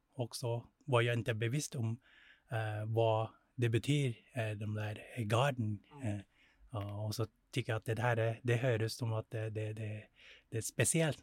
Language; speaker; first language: Swedish; non-native, fluent; Thai